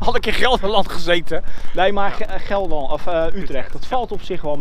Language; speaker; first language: Dutch; native; Dutch